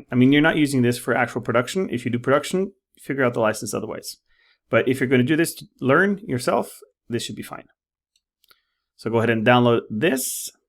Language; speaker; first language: English; non-native, fluent; Norwegian